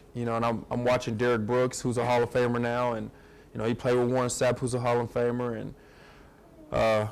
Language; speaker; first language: English; native; English